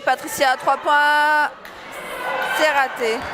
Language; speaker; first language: French; native; French